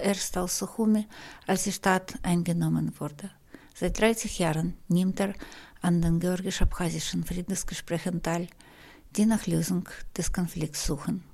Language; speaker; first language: German; non-native, fluent; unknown